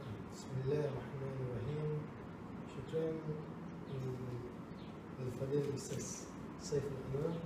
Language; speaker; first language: Arabic; non-native, learner; Malay